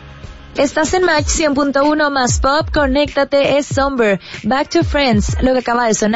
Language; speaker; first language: Spanish; native; Spanish